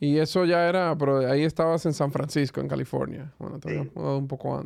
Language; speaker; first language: Spanish; native; Spanish